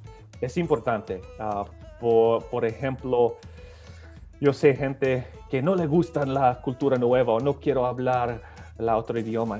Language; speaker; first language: Spanish; early bilingual, other home language; Serbian